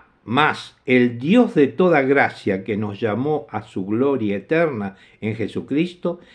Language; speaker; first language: Spanish; non-native, fluent; Italian